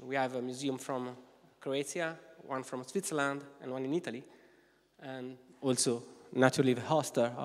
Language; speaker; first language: English; non-native, fluent; Italian